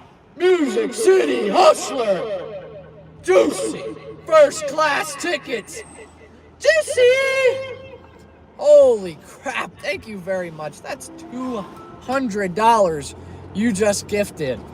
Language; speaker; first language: English; native; English